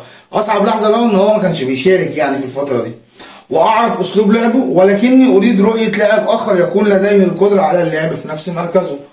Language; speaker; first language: Arabic; native; Arabic